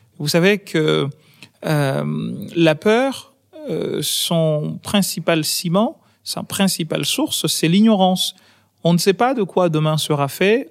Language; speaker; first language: French; non-native, local second language; Ngazidja Comorian